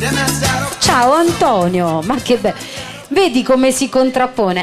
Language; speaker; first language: Italian; native; Italian